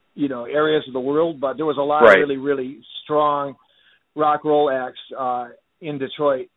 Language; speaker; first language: English; native; English